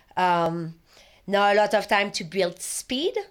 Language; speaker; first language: English; non-native, fluent; French